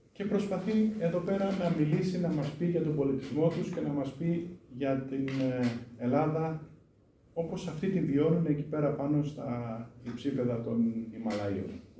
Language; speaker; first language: Greek; native; Greek